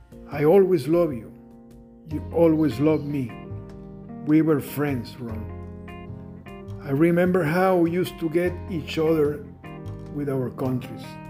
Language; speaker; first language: English; non-native, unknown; Spanish